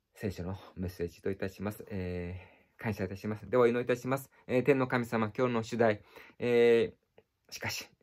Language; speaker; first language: Japanese; native; Japanese